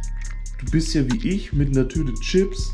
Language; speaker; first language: German; native; German